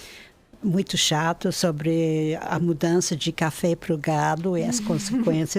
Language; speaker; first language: Portuguese; non-native, fluent; English